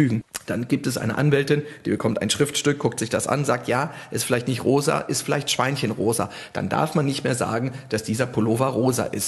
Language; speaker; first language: German; native; German